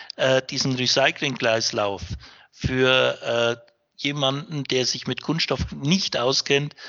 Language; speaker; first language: German; native; German